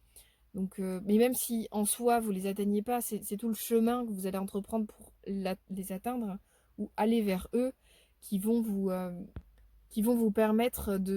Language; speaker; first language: French; native; French